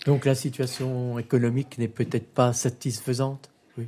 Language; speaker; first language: French; native; French